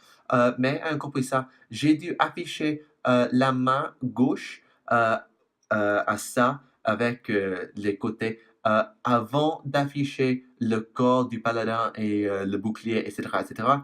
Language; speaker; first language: French; non-native, fluent; English